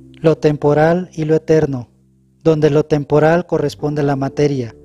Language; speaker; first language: Spanish; native; Spanish